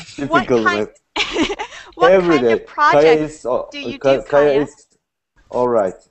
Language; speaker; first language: English; non-native, learner; Turkish